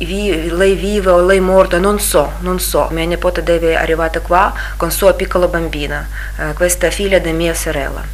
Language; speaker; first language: Italian; non-native, learner; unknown